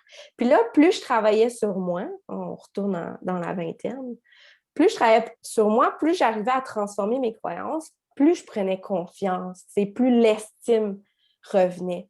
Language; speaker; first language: French; native; French